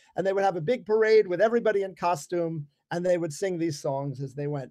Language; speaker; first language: English; native; English